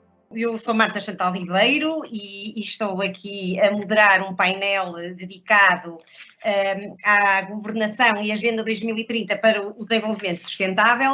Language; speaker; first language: Portuguese; native; Portuguese